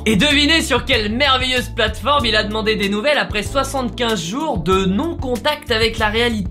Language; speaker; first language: French; native; French